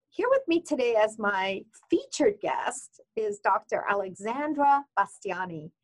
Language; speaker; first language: English; non-native, fluent; Persian